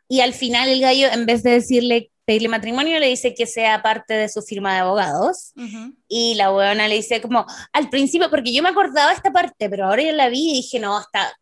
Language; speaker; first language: Spanish; native; Spanish